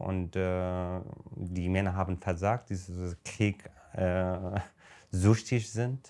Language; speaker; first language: German; non-native, fluent; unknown